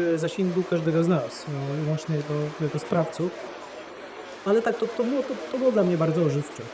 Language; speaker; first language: Polish; native; Polish